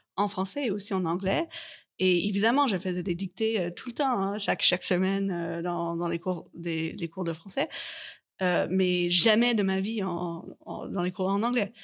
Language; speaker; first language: French; native; French